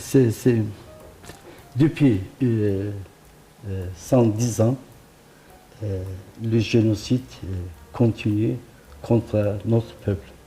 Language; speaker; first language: French; non-native, learner; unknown